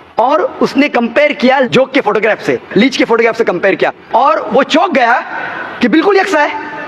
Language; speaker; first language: Hindi; non-native, local second language; Konkani